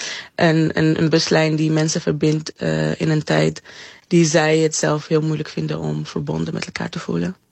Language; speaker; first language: Dutch; non-native, fluent; Arabic